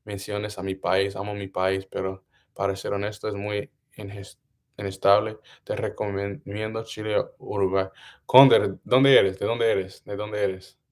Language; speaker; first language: Spanish; non-native, learner; English